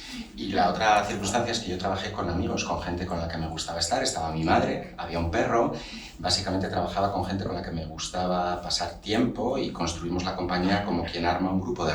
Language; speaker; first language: Spanish; native; Spanish